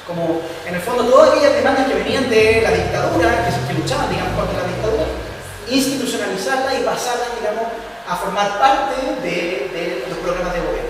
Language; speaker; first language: Spanish; native; Spanish